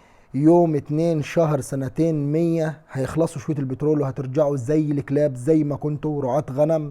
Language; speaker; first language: Arabic; native; Arabic